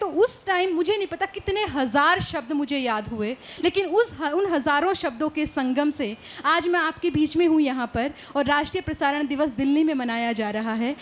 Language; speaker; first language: Hindi; native; Hindi